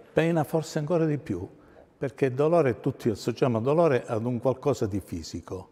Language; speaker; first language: Italian; native; Italian